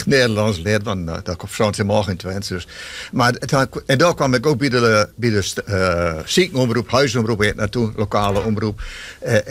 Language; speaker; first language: Dutch; non-native, local second language; Low German